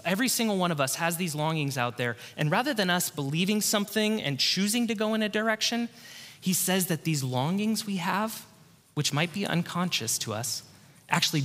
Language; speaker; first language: English; native; English